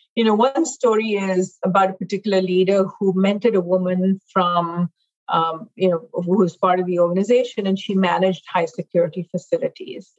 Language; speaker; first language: English; non-native, local second language; Hindi